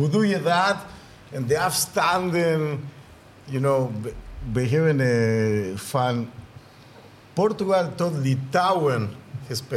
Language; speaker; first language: Dutch; non-native, learner; Spanish